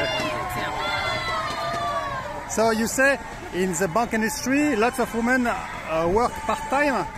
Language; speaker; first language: English; non-native, learner; French